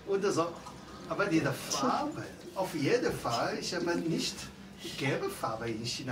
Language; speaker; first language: German; non-native, fluent; Chinese